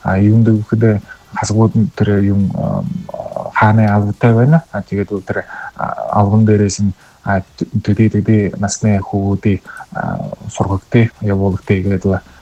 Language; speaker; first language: Mongolian; native; Mongolian